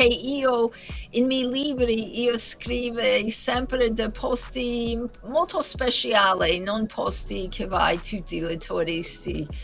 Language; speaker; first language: Italian; non-native, learner; English